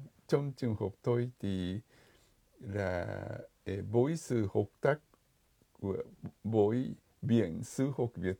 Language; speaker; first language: Vietnamese; non-native, fluent; Japanese